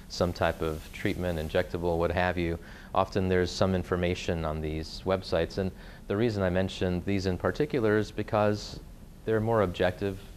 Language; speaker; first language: English; native; English